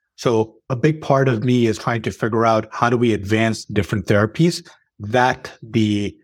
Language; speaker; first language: English; early bilingual, other home language; Arabic